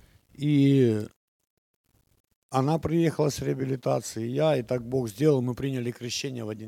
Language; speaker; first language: Czech; non-native, learner; Russian